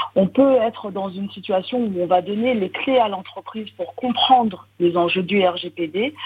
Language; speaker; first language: French; native; French